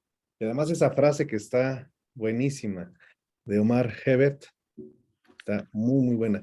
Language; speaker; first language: Spanish; native; Spanish